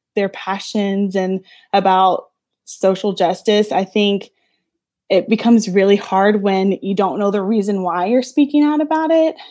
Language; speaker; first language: English; native; English